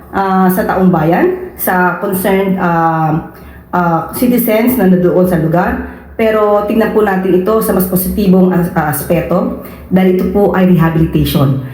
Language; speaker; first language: Filipino; native; Filipino